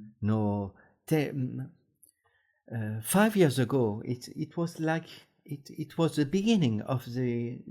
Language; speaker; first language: English; non-native, learner; French